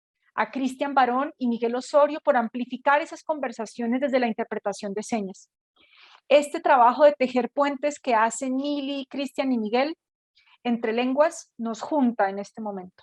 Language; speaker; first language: Spanish; native; Spanish